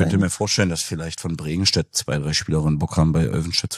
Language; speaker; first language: German; native; German